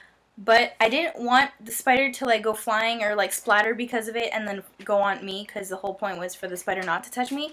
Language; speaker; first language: English; native; English